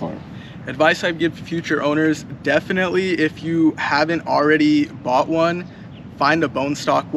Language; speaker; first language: English; native; English